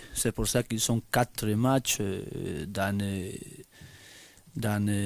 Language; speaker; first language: French; non-native, learner; Spanish